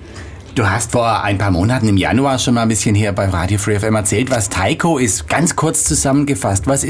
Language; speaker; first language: German; native; German